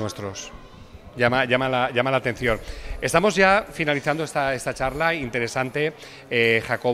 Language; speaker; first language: Spanish; non-native, local second language; Catalan